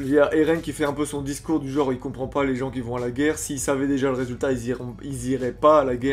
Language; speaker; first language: French; native; French